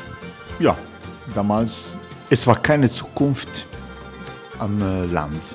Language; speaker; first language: German; non-native, learner; Croatian